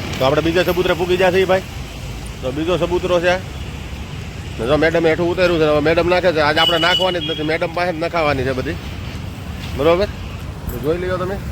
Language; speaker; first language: Gujarati; native; Gujarati